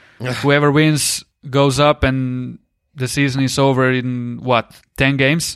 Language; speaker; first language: English; non-native, fluent; Slovenian